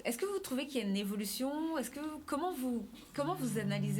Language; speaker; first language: French; native; French